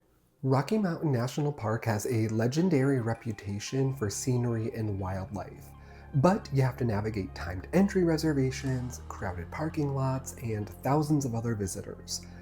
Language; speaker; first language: English; native; English